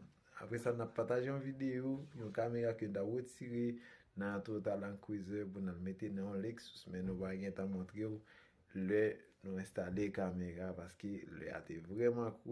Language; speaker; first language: French; non-native, local second language; Haitian Creole